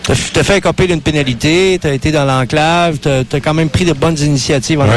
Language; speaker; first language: French; native; French